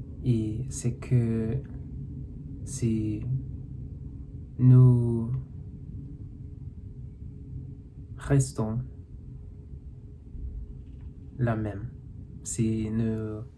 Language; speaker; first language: French; non-native, learner; English